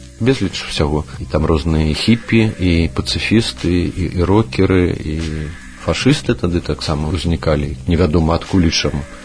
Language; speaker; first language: Belarusian; non-native, local second language; Russian